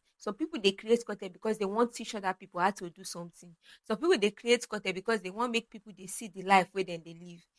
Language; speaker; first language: Nigerian Pidgin; non-native, local second language; Yoruba